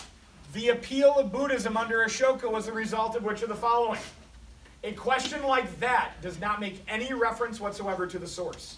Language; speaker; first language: English; native; English